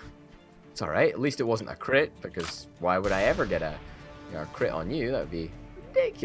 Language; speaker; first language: English; native; English